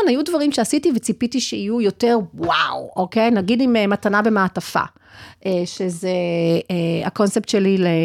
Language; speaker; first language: Hebrew; early bilingual, other home language; English